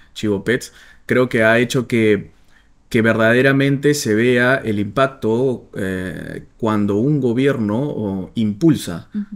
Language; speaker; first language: Spanish; native; Spanish